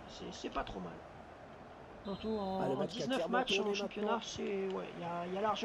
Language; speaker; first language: French; native; French